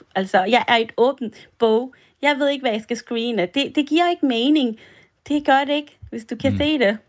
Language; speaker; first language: Danish; early bilingual, other home language; French